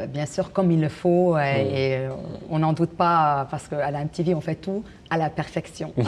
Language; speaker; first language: French; non-native, local second language; Arabic